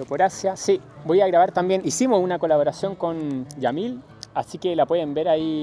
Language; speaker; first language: Spanish; native; Spanish